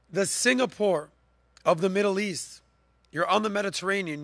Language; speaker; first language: English; native; English